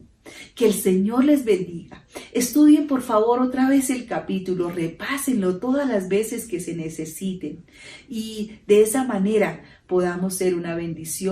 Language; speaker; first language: Spanish; native; Spanish